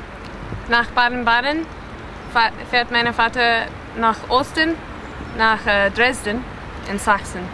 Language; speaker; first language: German; non-native, learner; English